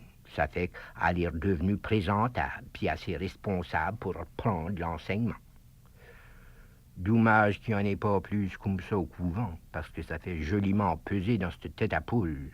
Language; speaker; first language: French; native; French